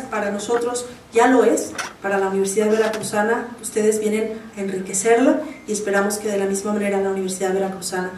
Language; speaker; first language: Spanish; native; Spanish